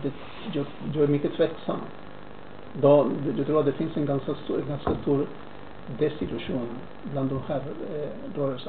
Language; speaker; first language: Swedish; non-native, fluent; Spanish